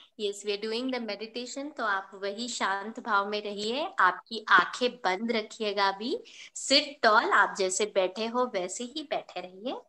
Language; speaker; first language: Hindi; non-native, local second language; Marathi